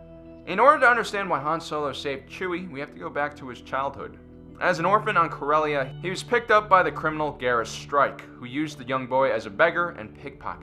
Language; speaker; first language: English; native; English